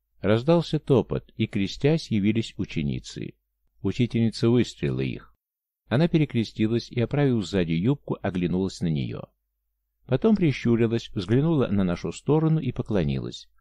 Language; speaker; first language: Russian; native; Russian